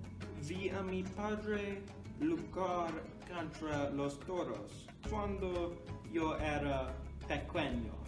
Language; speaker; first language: Spanish; non-native, learner; English